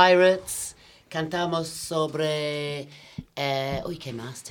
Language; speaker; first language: Spanish; non-native, fluent; English